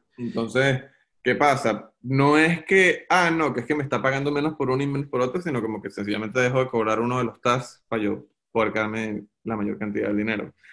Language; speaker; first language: Spanish; native; Spanish